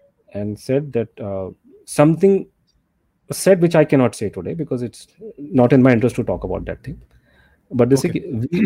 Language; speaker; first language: English; non-native, local second language; Hindi